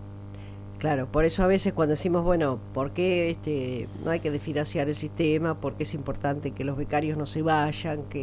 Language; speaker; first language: Spanish; native; Spanish